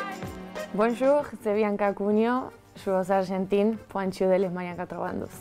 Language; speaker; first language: French; non-native, learner; Spanish